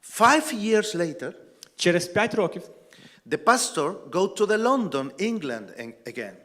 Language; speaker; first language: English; non-native, learner; Spanish